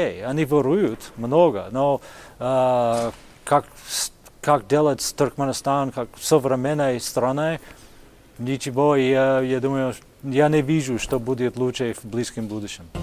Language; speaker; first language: Russian; non-native, fluent; English